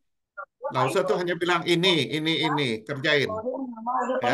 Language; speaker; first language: Indonesian; native; Indonesian